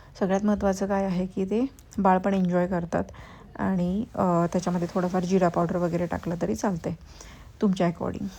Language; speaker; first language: Marathi; native; Marathi